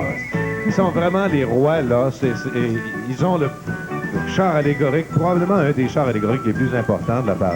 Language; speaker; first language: French; native; French